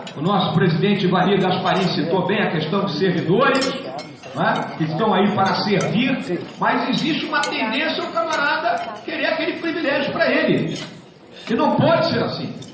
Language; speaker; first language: Portuguese; native; Portuguese